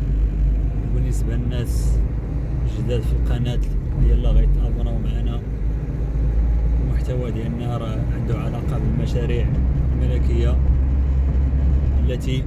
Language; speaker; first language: Arabic; native; Arabic